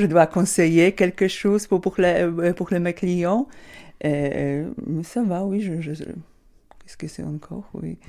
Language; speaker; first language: French; non-native, learner; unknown